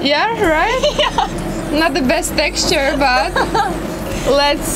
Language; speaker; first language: English; non-native, fluent; Romanian